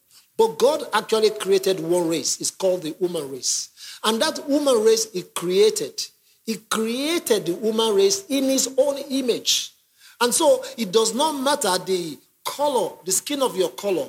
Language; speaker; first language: English; non-native, local second language; Yoruba